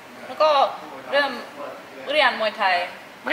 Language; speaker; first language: Thai; non-native, fluent; English